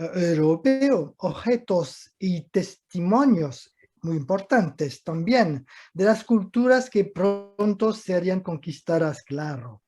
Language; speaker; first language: Spanish; non-native, fluent; French